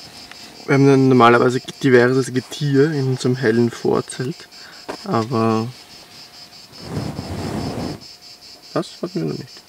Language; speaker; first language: German; native; German